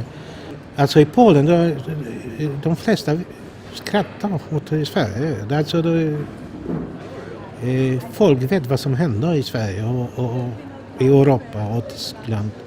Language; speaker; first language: Swedish; non-native, fluent; Polish